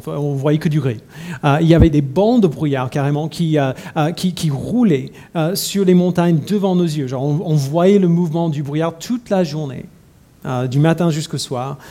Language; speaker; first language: French; non-native, fluent; English